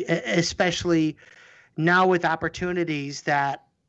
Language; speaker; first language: English; native; English